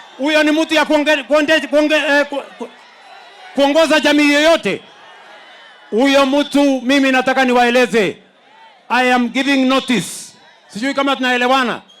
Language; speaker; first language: Swahili; non-native, local second language; Kalenjin